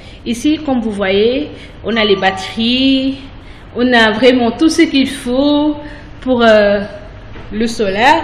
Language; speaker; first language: French; non-native, local second language; Wolof